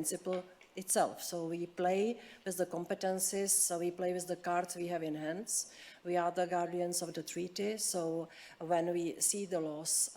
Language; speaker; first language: English; non-native, fluent; Czech